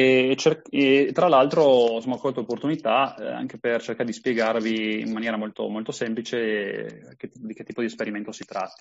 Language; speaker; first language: Italian; native; Italian